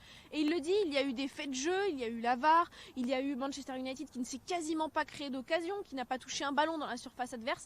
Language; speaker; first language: French; native; French